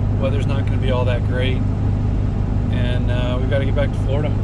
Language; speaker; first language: English; native; English